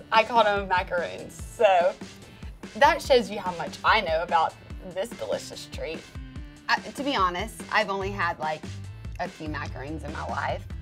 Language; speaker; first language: English; native; English